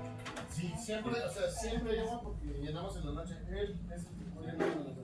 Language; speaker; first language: Spanish; native; Spanish